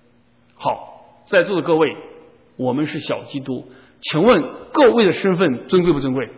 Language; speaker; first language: Chinese; native; Chinese